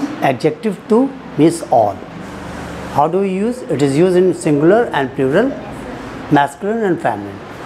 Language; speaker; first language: English; non-native, local second language; Hindi